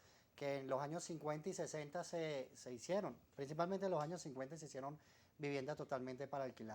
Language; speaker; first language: Spanish; native; Spanish